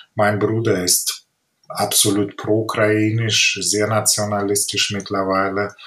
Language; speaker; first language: German; non-native, fluent; Ukrainian